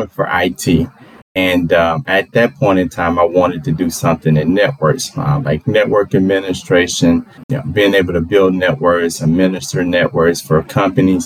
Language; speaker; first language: English; native; English